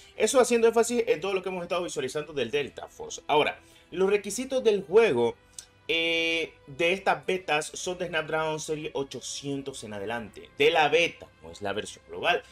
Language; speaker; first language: Spanish; native; Spanish